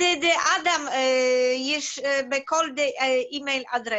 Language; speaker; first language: Hebrew; non-native, learner; Polish